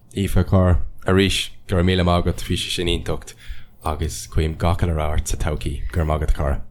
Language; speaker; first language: Irish; non-native, local second language; English